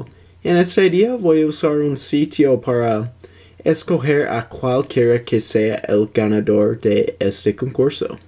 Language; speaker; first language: Spanish; early bilingual, heritage; English